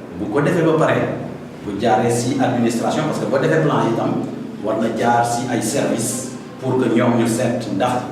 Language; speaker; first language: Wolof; early bilingual, heritage; Wolof